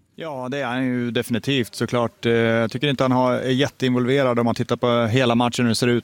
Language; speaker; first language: Swedish; native; Swedish